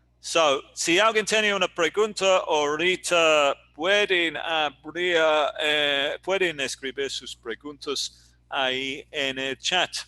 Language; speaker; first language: Spanish; non-native, fluent; English